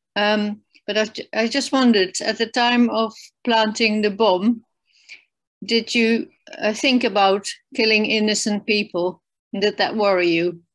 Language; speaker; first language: English; native; English